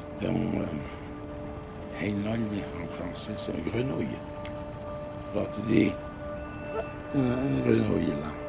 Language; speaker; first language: French; non-native, local second language; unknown